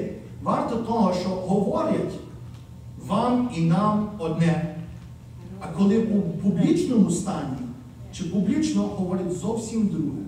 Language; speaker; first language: Ukrainian; early bilingual, heritage; Ukrainian